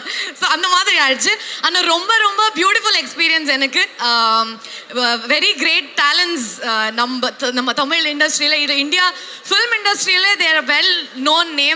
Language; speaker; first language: Tamil; non-native, local second language; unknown